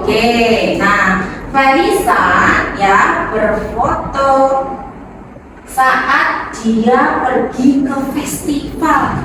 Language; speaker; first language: Indonesian; native; Indonesian